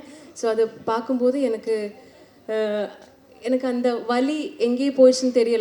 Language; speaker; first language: Tamil; non-native, learner; Malayalam